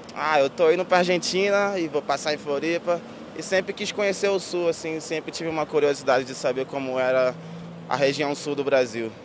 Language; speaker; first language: Portuguese; native; Portuguese